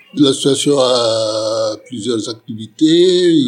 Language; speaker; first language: French; non-native, local second language; Wolof